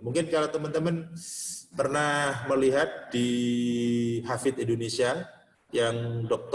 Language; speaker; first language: Indonesian; non-native, local second language; Javanese